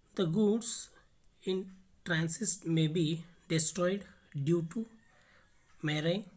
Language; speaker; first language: English; non-native, local second language; Kannada